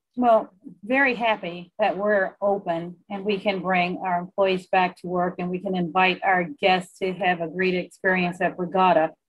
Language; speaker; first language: English; native; English